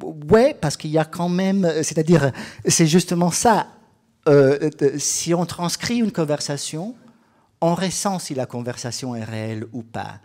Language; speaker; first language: French; non-native, fluent; Italian